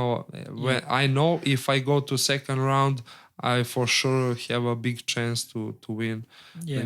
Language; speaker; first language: English; non-native, learner; Serbian